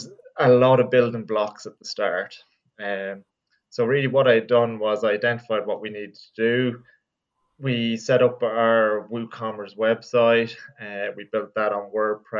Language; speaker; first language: English; native; English